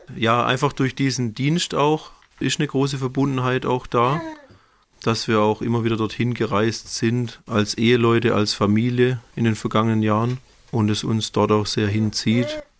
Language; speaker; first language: German; native; German